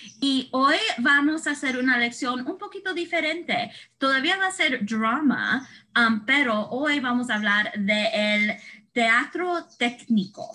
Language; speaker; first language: Spanish; non-native, fluent; English